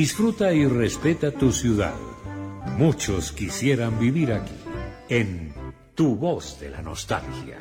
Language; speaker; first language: Spanish; native; Spanish